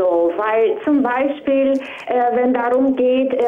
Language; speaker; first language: German; non-native, fluent; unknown